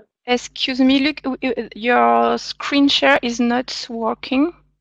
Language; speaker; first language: English; non-native, fluent; French